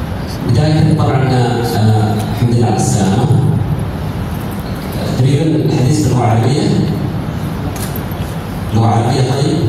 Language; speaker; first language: Arabic; non-native, fluent; Malay